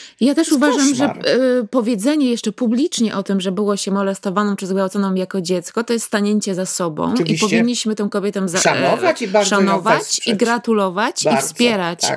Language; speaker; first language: Polish; native; Polish